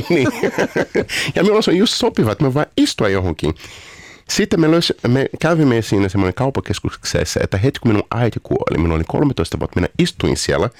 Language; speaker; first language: Finnish; non-native, fluent; Portuguese